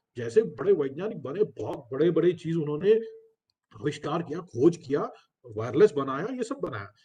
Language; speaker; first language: Hindi; non-native, local second language; Telugu